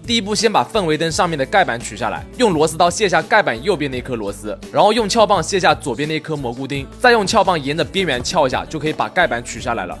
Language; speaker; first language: Chinese; native; Chinese